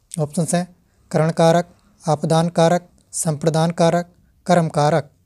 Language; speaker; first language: Hindi; native; Hindi